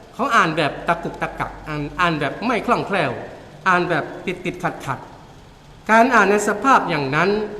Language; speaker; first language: Thai; non-native, local second language; Malay